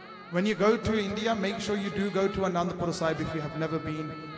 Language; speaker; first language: English; early bilingual, other home language; Punjabi